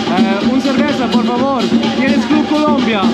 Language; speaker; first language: Spanish; non-native, learner; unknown